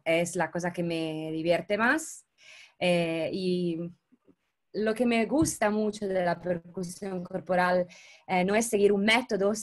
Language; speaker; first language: Spanish; non-native, fluent; Italian